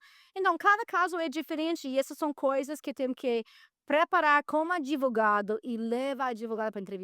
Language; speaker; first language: Portuguese; non-native, fluent; Spanish